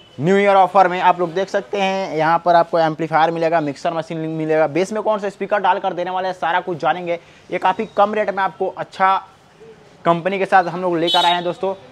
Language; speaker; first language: Hindi; native; Hindi